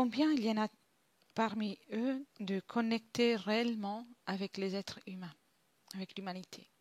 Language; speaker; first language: French; non-native, fluent; Italian